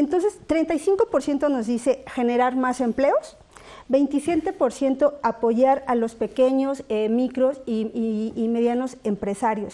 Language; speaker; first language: Spanish; native; Spanish